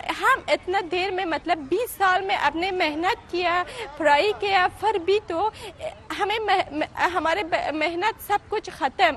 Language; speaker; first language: Hindi; non-native, fluent; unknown